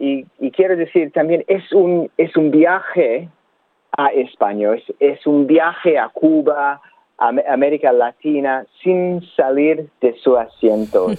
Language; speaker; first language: Spanish; non-native, learner; English